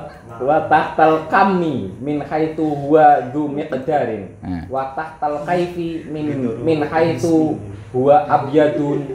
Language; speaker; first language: Arabic; non-native, fluent; Indonesian